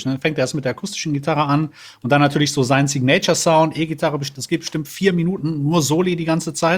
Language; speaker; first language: German; native; German